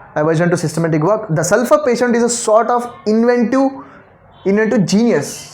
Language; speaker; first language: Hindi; non-native, local second language; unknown